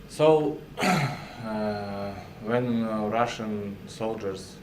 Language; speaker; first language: English; non-native, learner; Russian